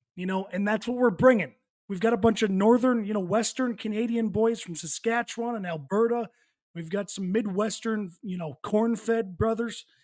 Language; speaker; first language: English; native; English